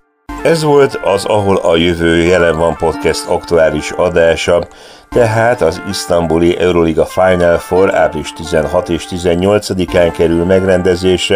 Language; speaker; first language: Hungarian; native; Hungarian